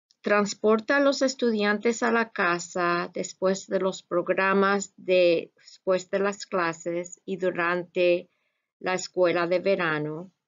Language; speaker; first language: Spanish; non-native, fluent; English